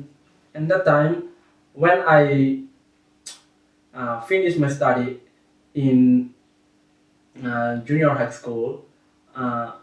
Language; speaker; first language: English; non-native, learner; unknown